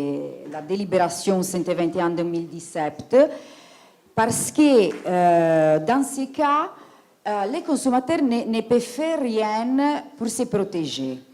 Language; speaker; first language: French; non-native, fluent; Italian